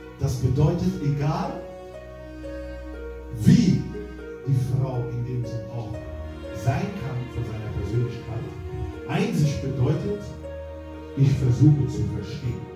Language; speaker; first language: German; non-native, fluent; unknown